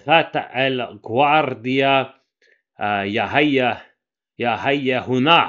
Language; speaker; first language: Arabic; non-native, learner; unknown